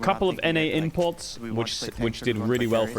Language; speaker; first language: English; native; English